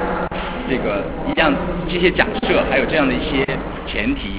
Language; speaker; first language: Chinese; native; Chinese